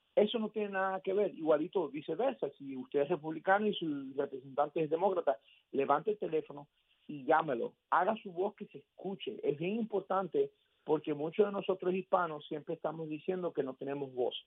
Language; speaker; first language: Spanish; early bilingual, heritage; Spanish